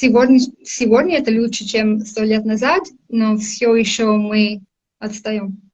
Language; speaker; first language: Russian; non-native, fluent; English